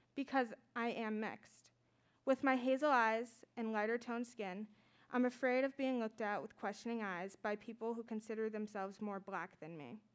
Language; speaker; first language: English; native; English